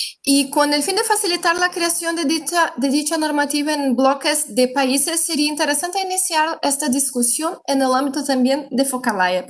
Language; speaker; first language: Spanish; non-native, fluent; Portuguese